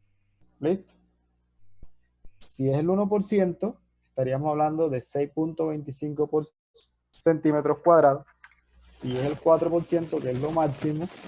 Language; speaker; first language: Spanish; native; Spanish